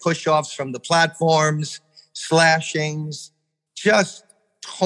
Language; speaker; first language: English; native; English